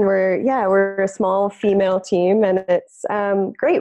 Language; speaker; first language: English; native; English